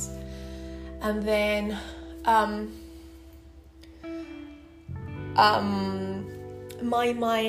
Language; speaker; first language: English; non-native, fluent; Spanish